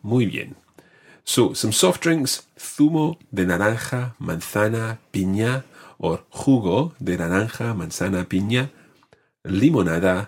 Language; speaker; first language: Spanish; non-native, fluent; English